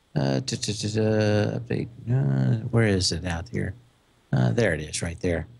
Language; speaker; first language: English; native; English